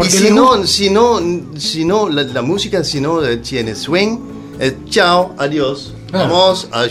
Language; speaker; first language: Spanish; non-native, learner; Danish